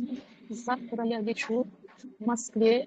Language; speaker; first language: Russian; non-native, learner; Uzbek